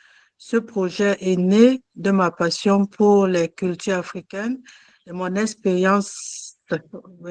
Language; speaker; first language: French; non-native, fluent; German